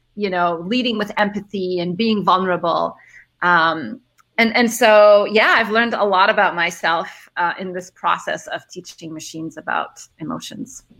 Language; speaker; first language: English; early bilingual, other home language; Arabic